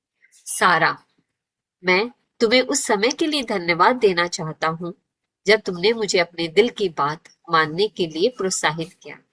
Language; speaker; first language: Hindi; native; Hindi